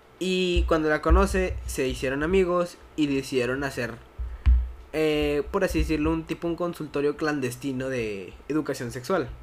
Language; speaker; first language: Spanish; native; Spanish